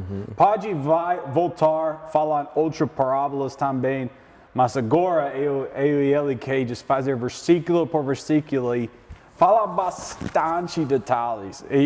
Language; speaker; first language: Portuguese; non-native, learner; English